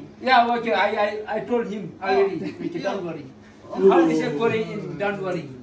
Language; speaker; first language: English; non-native, learner; Nepali